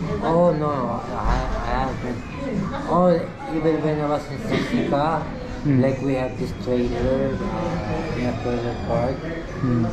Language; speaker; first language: English; non-native, local second language; Filipino